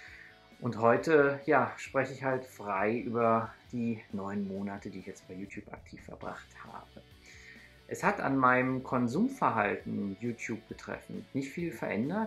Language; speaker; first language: German; native; German